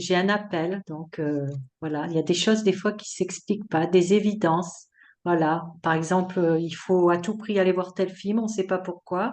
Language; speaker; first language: French; native; French